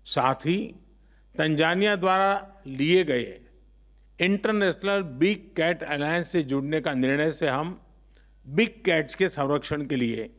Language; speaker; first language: Hindi; non-native, local second language; Gujarati